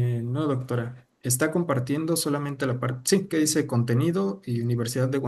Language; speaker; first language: Spanish; native; Spanish